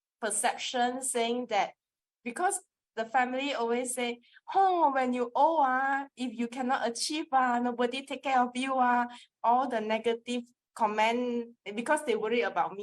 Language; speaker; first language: English; non-native, learner; Thai